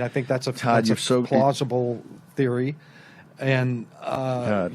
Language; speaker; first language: English; native; English